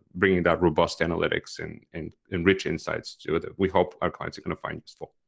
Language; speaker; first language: English; non-native, fluent; Bulgarian